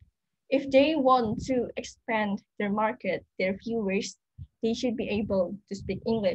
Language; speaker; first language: English; non-native, fluent; Indonesian